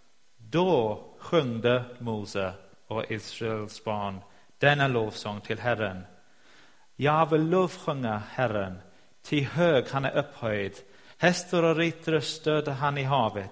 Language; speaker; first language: Swedish; non-native, fluent; English